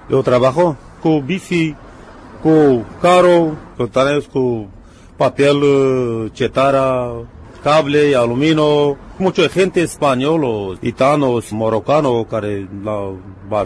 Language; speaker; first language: Spanish; non-native, learner; Romanian